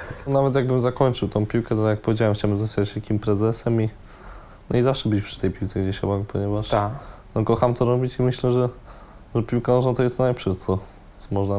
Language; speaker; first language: Polish; early bilingual, heritage; Polish